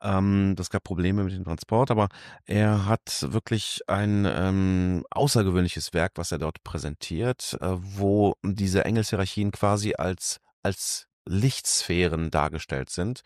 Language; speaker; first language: German; native; German